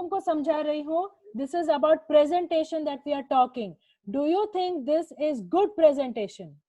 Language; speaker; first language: English; non-native, local second language; Hindi